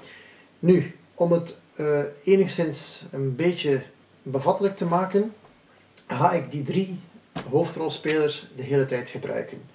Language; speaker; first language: Dutch; native; Dutch